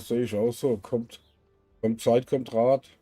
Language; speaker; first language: German; native; German